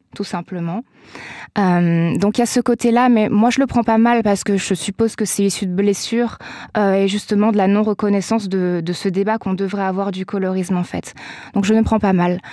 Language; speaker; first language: French; native; French